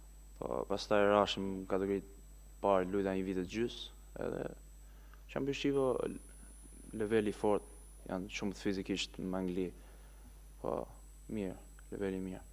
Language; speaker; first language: Albanian; early bilingual, heritage; Albanian